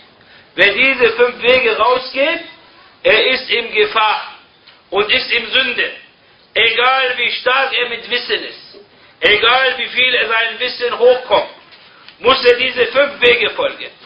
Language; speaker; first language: German; non-native, fluent; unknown